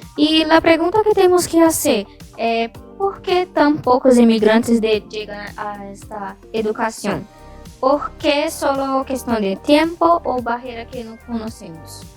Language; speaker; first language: Spanish; non-native, learner; Portuguese